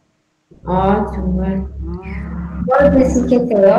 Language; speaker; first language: Korean; non-native, learner; Indonesian